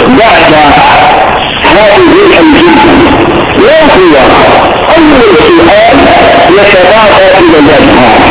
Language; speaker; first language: Arabic; native; Arabic